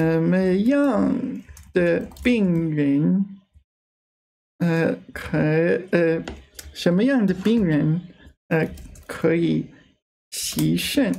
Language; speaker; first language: Chinese; non-native, learner; English